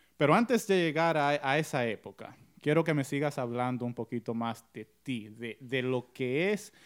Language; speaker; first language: Spanish; early bilingual, heritage; Spanish